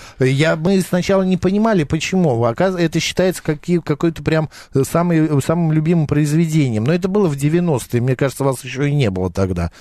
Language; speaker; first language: Russian; native; Russian